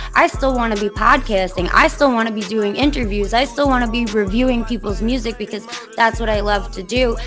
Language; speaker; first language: English; native; English